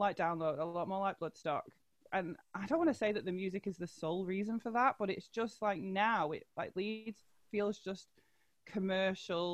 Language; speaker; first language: English; native; English